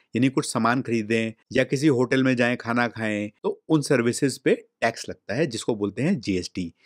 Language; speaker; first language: Hindi; native; Hindi